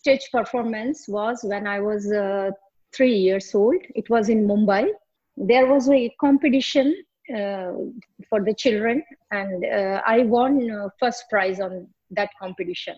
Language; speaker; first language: English; non-native, local second language; Hindi